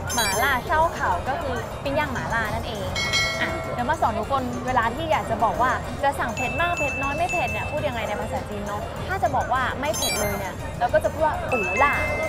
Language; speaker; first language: Thai; native; Thai